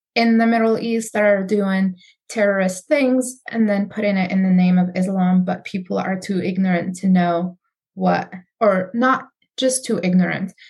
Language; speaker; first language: English; non-native, fluent; Arabic